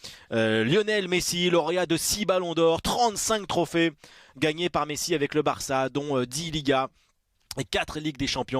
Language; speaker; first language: French; native; French